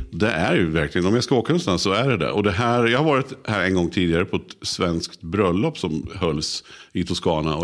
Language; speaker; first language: Swedish; native; Swedish